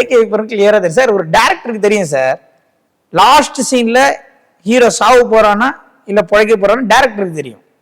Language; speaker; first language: Tamil; native; Tamil